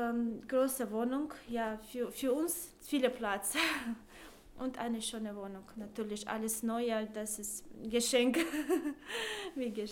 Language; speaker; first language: German; non-native, learner; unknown